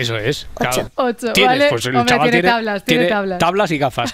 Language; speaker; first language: Spanish; native; Spanish